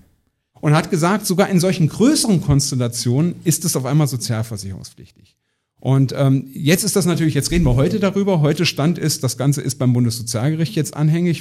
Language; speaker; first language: German; native; German